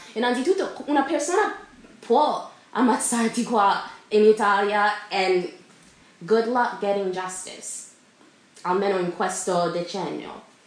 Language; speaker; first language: Italian; non-native, fluent; English